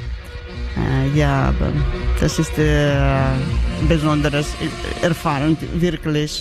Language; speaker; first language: German; non-native, learner; Georgian